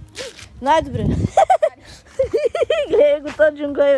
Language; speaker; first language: Bulgarian; native; Bulgarian